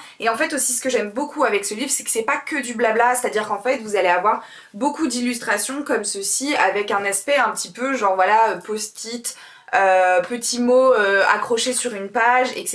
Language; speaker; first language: French; native; French